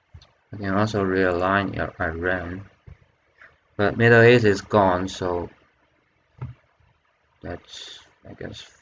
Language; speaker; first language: English; non-native, fluent; Chinese